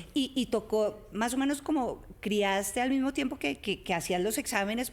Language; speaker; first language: Spanish; native; Spanish